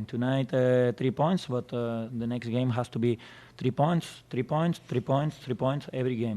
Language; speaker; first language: English; non-native, fluent; Spanish